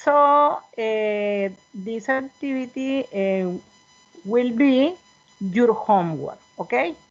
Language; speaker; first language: English; non-native, learner; Spanish